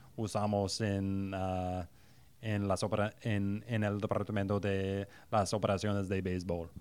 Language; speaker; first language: Spanish; non-native, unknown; English